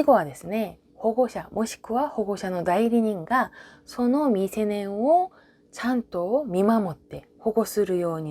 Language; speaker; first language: Japanese; non-native, fluent; Korean